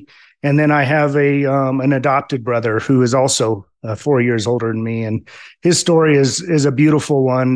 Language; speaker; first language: English; native; English